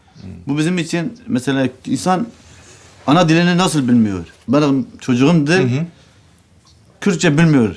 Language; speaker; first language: Turkish; non-native, local second language; Kurdish